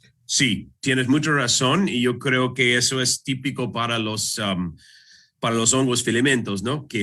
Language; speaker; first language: Spanish; non-native, fluent; English